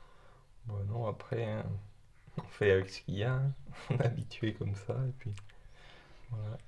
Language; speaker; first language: French; native; French